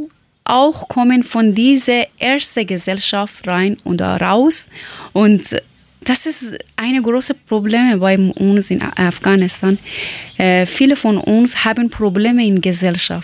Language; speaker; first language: German; non-native, learner; Persian